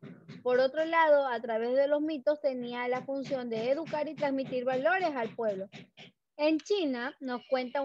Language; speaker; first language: Spanish; native; Spanish